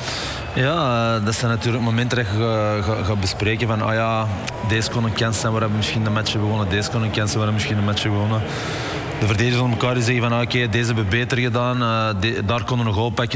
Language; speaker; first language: Dutch; native; Dutch